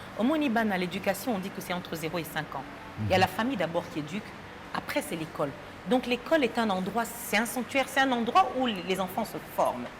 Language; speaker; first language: French; native; French